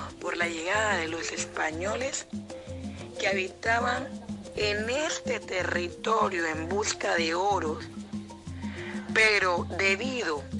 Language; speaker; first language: Spanish; native; Spanish